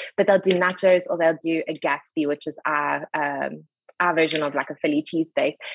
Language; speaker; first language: English; native; English